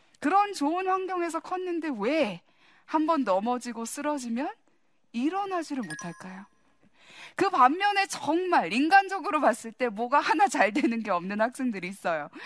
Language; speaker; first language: Korean; early bilingual, heritage; Korean